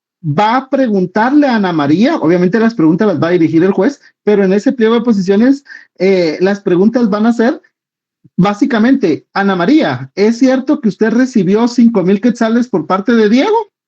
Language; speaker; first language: Spanish; native; Spanish